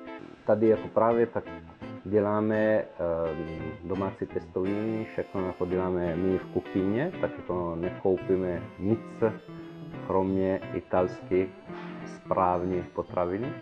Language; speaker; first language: Czech; non-native, fluent; Italian